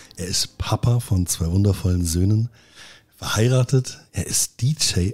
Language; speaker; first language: German; native; German